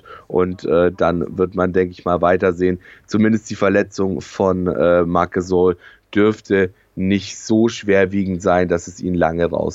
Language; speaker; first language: German; native; German